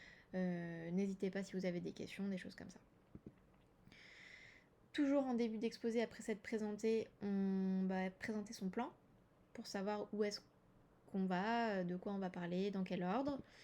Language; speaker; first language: French; native; French